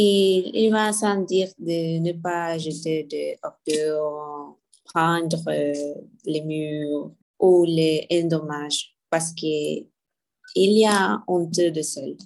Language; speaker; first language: French; non-native, learner; Spanish